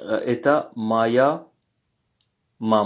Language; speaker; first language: Russian; non-native, learner; French